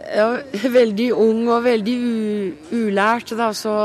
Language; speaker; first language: Norwegian; native; Norwegian